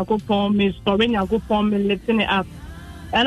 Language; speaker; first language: English; non-native, local second language; Akan